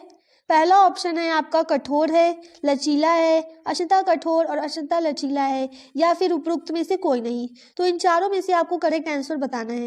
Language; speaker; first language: Hindi; native; Hindi